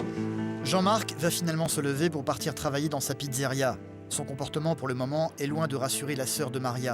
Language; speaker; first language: French; native; French